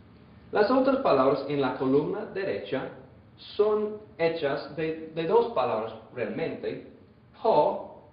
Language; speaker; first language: Spanish; non-native, fluent; English